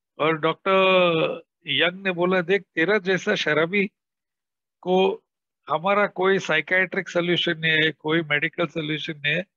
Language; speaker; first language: Hindi; non-native, local second language; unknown